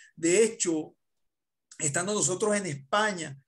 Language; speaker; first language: Spanish; native; Spanish